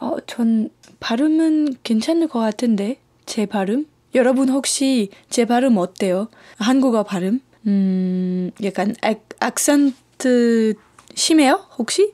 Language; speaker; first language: Korean; non-native, fluent; French